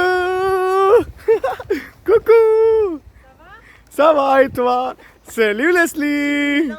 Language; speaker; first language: French; non-native, learner; Hindi